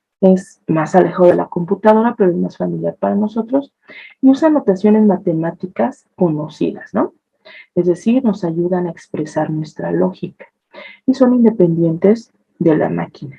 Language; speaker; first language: Spanish; native; Spanish